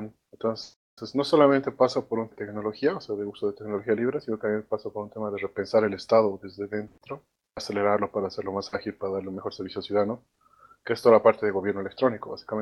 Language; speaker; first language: Spanish; native; Spanish